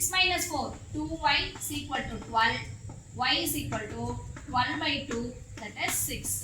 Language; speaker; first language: English; non-native, local second language; Tamil